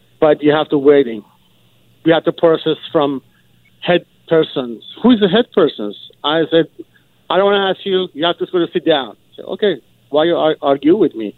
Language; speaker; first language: English; non-native, learner; Persian